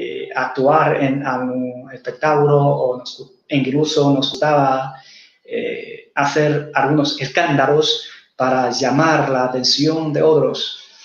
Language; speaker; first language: Spanish; non-native, fluent; Chinese